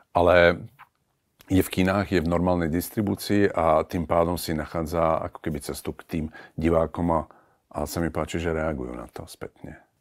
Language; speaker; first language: Slovak; native; Slovak